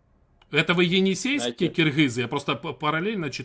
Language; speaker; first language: Russian; native; Russian